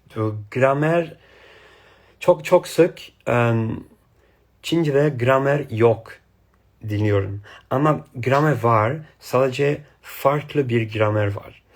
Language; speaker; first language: Turkish; non-native, learner; English